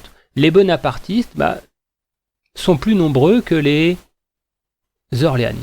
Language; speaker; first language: French; native; French